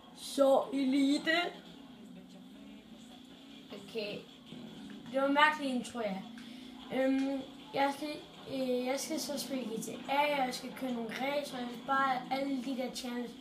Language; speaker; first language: Danish; native; Danish